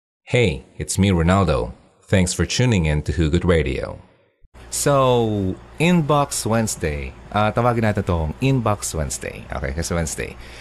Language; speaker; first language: English; non-native, local second language; Filipino